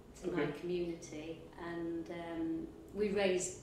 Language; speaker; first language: English; native; English